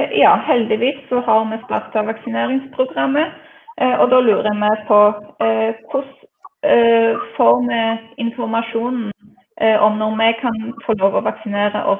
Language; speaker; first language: Norwegian; non-native, fluent; Polish